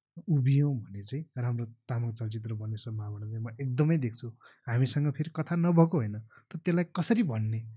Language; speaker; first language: Nepali; non-native, local second language; Eastern Tamang